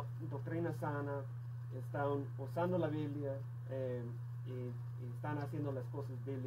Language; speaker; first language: Spanish; non-native, fluent; English